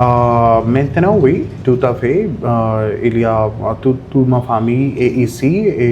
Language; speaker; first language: French; non-native, fluent; Hindi